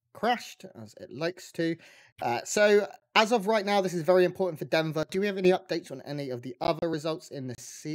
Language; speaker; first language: English; native; English